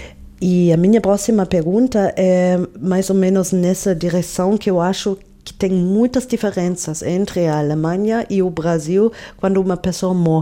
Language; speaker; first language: Portuguese; non-native, fluent; German